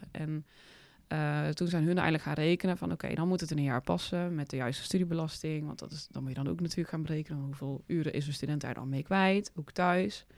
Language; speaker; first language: Dutch; native; Dutch